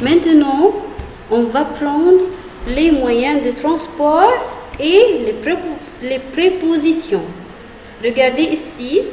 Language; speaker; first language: French; non-native, fluent; Arabic